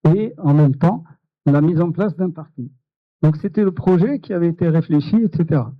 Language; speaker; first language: French; non-native, local second language; Arabic